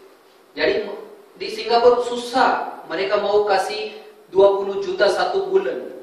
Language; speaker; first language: Indonesian; non-native, fluent; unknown